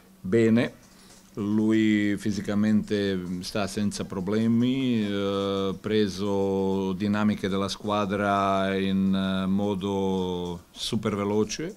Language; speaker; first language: Italian; non-native, learner; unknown